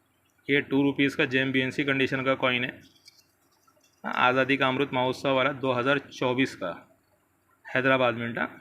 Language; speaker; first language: Hindi; native; Hindi